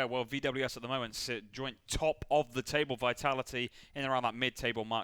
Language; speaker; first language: English; native; English